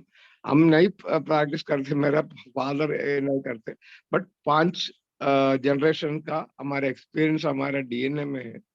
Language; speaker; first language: Hindi; non-native, learner; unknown